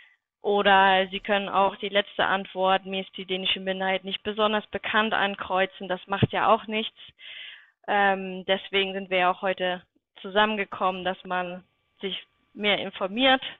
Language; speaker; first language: German; native; German